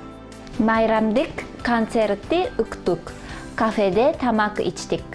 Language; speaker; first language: Kyrgyz; non-native, learner; Japanese